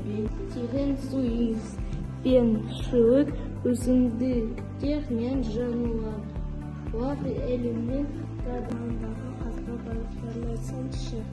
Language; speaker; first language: Kazakh; non-native, learner; Russian